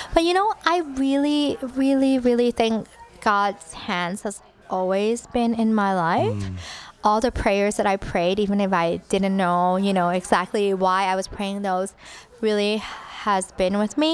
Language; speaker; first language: English; early bilingual, other home language; Cantonese